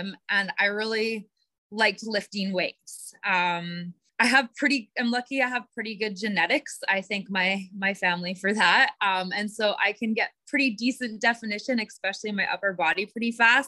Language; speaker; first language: English; native; English